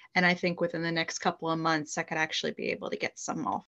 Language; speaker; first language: English; native; English